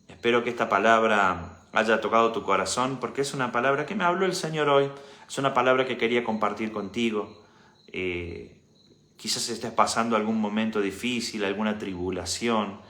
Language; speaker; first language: Spanish; native; Spanish